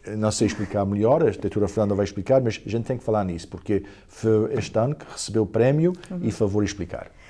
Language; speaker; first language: Portuguese; early bilingual, heritage; Portuguese